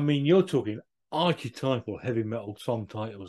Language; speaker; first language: English; native; English